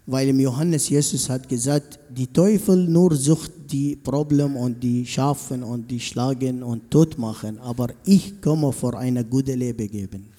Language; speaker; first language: German; non-native, learner; Arabic